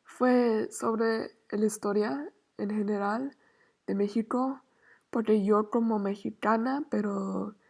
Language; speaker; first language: Spanish; non-native, learner; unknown